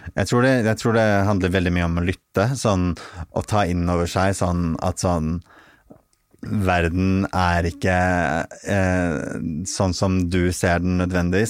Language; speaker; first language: Norwegian; early bilingual, other home language; Arabic